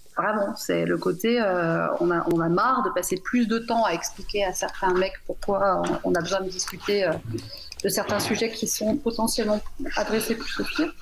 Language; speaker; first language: French; native; French